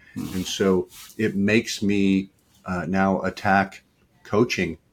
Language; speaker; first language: English; native; English